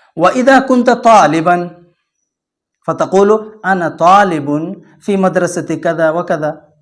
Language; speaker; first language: Arabic; non-native, fluent; Urdu